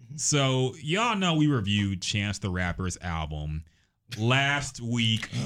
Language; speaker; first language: English; native; English